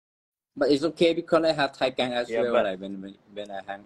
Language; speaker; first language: English; non-native, learner; Thai